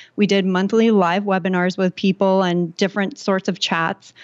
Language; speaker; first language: English; native; English